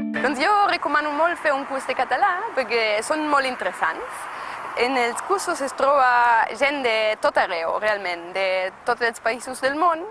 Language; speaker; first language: Catalan; non-native, fluent; German